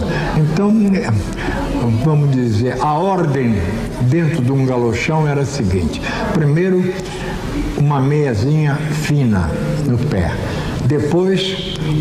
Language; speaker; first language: Portuguese; native; Portuguese